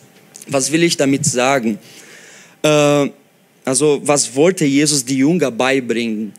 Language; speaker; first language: German; non-native, fluent; Portuguese